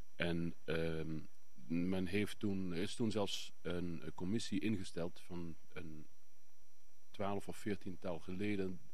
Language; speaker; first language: Dutch; native; Dutch